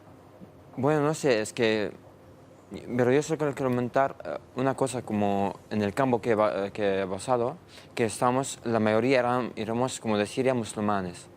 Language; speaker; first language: Spanish; non-native, learner; Arabic